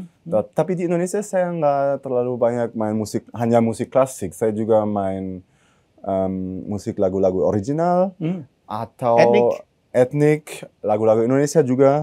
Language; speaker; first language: Indonesian; early bilingual, heritage; German